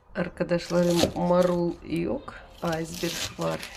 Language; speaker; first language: Turkish; non-native, learner; Russian